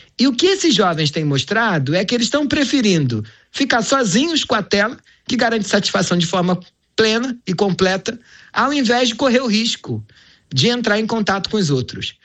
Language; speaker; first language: Portuguese; native; Portuguese